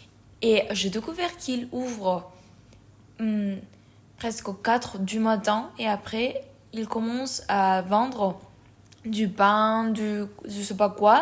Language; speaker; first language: French; non-native, learner; Spanish